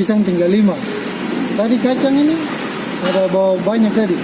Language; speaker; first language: Malay; native; Malay